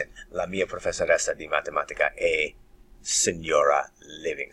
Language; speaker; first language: Italian; non-native, fluent; English